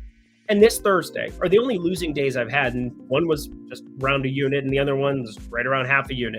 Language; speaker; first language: English; native; English